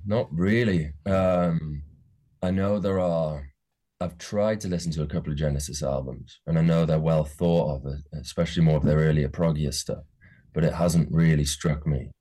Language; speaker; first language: English; native; English